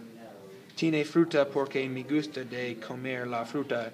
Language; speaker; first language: Spanish; non-native, learner; English